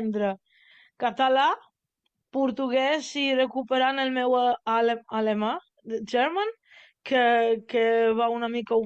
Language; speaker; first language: Catalan; non-native, learner; Italian